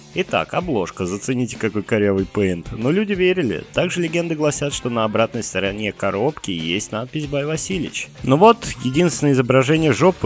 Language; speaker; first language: Russian; native; Russian